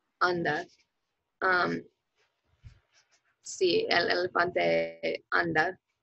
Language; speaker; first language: Spanish; non-native, learner; English